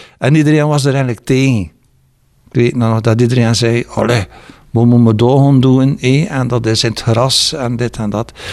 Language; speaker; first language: Dutch; native; Dutch